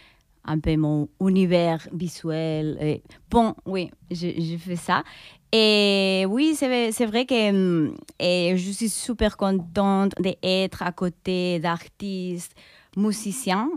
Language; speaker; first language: French; non-native, fluent; Spanish